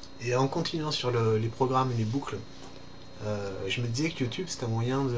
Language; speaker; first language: French; native; French